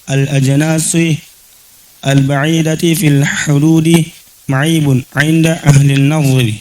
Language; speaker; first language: Arabic; non-native, learner; Indonesian